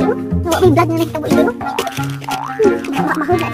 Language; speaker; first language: Filipino; non-native, local second language; Cebuano